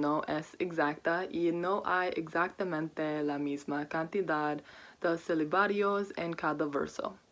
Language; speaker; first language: Spanish; non-native, learner; English